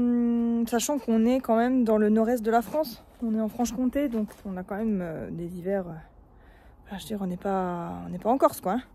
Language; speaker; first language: French; native; French